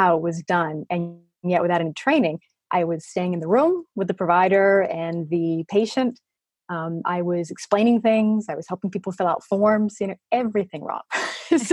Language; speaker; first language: English; native; English